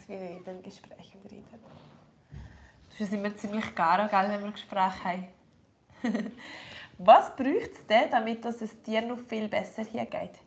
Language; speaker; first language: German; native; German